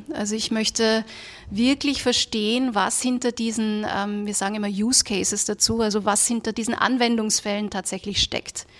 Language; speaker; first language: German; early bilingual, other home language; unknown